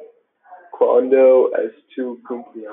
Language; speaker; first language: Spanish; non-native, learner; English